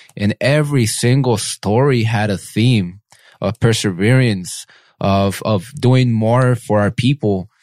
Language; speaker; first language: English; early bilingual, other home language; Spanish